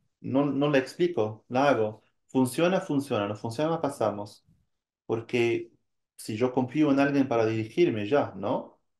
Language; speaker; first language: Spanish; non-native, fluent; French